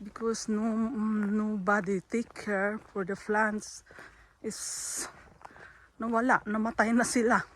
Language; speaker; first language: English; non-native, learner; Filipino